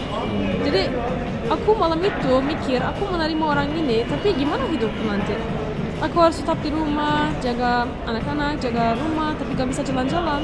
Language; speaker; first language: Indonesian; non-native, fluent; Turkish